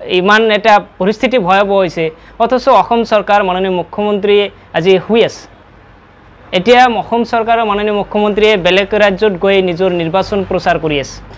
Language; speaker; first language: Assamese; non-native, local second language; Bangla